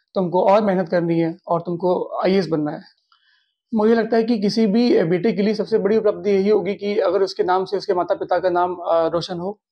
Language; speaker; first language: Hindi; native; Hindi